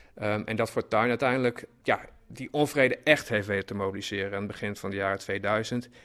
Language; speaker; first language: Dutch; native; Dutch